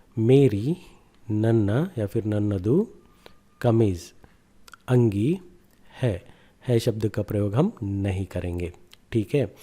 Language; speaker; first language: Hindi; non-native, local second language; Kannada